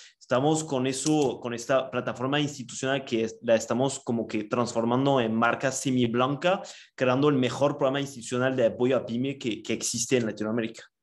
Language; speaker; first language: Spanish; non-native, fluent; French